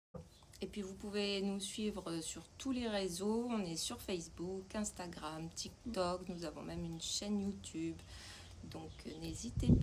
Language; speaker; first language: French; native; French